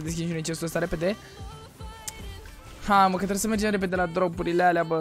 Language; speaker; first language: Romanian; native; Romanian